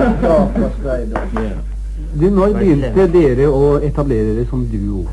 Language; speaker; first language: Norwegian; native; Norwegian